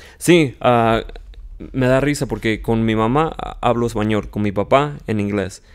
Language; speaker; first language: Spanish; early bilingual, heritage; Spanish